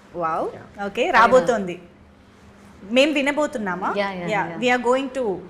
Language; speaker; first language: Telugu; native; Telugu